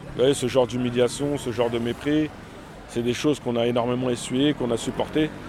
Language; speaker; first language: French; early bilingual, other home language; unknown